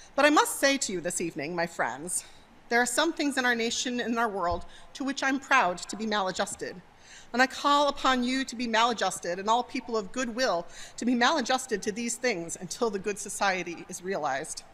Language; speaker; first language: English; native; English